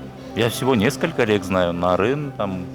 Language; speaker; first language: Russian; non-native, local second language; Kyrgyz